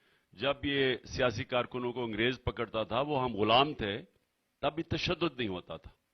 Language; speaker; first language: Urdu; native; Urdu